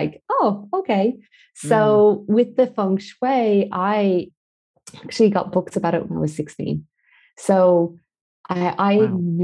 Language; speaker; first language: English; native; English